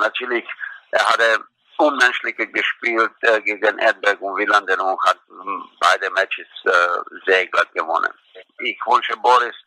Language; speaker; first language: German; non-native, learner; Croatian